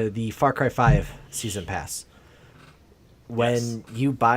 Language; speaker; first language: English; native; English